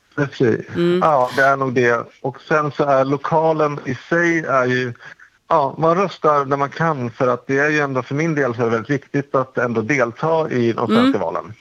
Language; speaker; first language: Swedish; native; Swedish